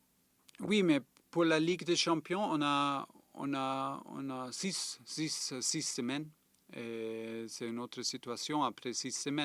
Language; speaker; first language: French; non-native, fluent; German